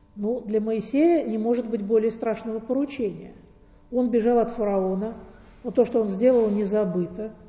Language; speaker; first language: Russian; native; Russian